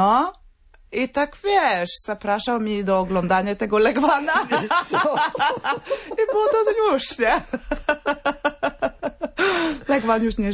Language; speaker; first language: Polish; non-native, fluent; Norwegian